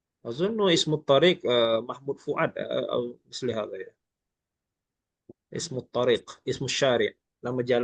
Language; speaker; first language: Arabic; non-native, fluent; Malay